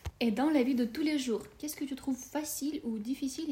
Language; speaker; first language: French; non-native, fluent; Russian